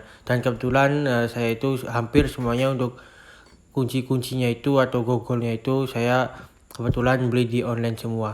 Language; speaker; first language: Indonesian; native; Indonesian